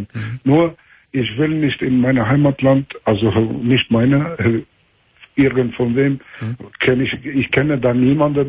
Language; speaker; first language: German; early bilingual, other home language; Albanian